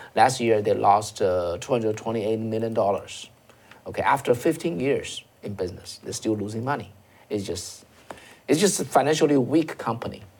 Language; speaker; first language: English; non-native, fluent; Chinese